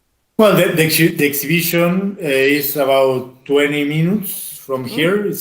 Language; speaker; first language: English; non-native, fluent; Spanish